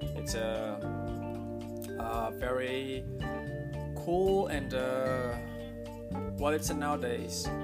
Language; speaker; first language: English; non-native, fluent; Portuguese